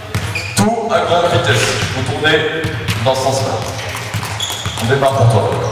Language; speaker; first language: French; native; French